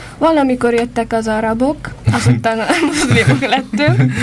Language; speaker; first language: Hungarian; non-native, fluent; Uyghur